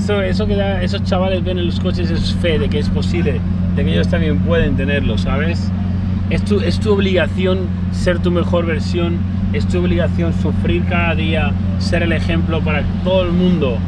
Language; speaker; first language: Spanish; native; Spanish